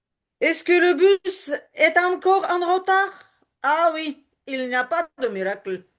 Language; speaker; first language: French; non-native, learner; Ukrainian